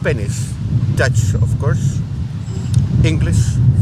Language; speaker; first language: English; non-native, fluent; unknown